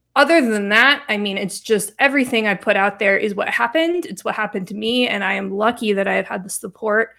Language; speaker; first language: English; native; English